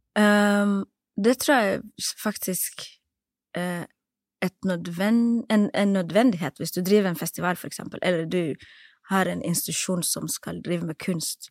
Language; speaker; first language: Norwegian; early bilingual, other home language; Somali